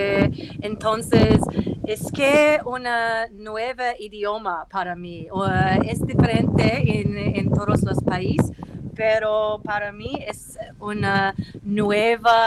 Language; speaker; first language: Spanish; non-native, learner; English